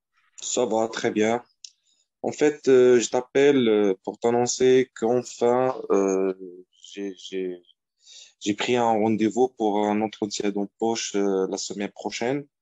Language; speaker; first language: French; non-native, fluent; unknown